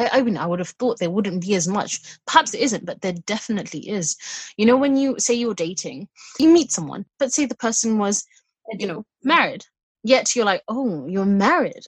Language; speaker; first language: English; native; English